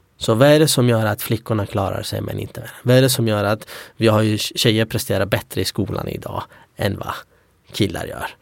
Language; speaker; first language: Swedish; early bilingual, other home language; Kurdish